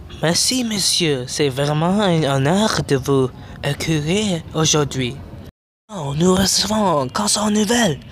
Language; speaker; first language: French; non-native, learner; English